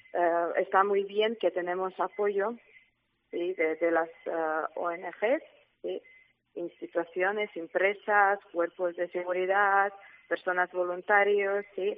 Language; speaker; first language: Spanish; non-native, fluent; Ukrainian